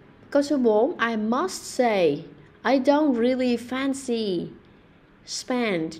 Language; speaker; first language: English; non-native, fluent; Vietnamese